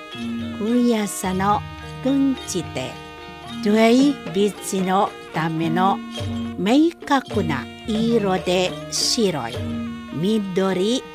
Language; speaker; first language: Japanese; non-native, fluent; Indonesian